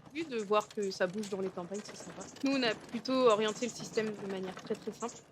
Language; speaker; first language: French; native; French